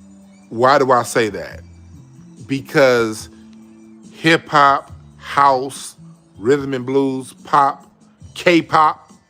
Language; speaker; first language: English; native; English